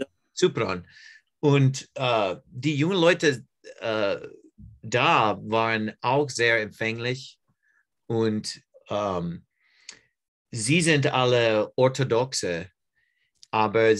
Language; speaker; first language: German; non-native, learner; English